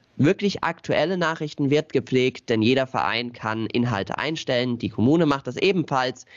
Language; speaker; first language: German; native; German